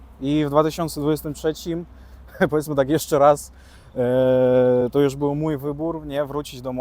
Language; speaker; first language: Polish; early bilingual, other home language; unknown